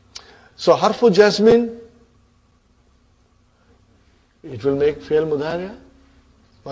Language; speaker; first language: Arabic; non-native, fluent; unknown